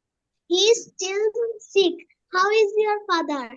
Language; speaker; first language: English; non-native, learner; Bangla